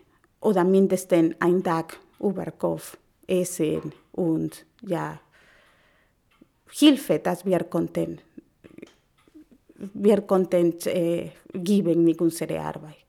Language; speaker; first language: German; non-native, learner; Spanish